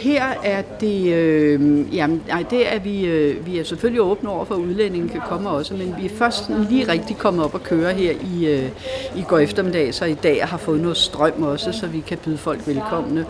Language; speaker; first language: Danish; native; Danish